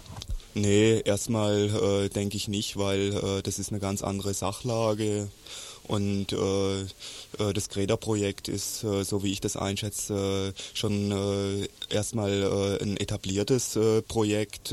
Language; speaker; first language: German; native; German